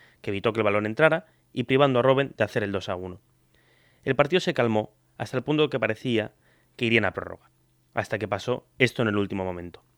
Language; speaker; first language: Spanish; native; Spanish